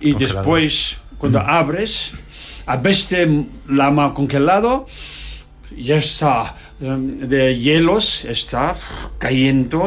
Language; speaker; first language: Spanish; non-native, learner; Tibetan